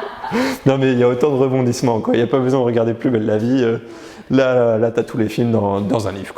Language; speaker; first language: French; native; French